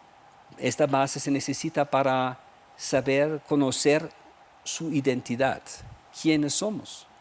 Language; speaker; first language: Spanish; non-native, fluent; German